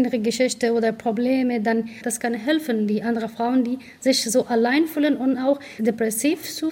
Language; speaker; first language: German; non-native, learner; Persian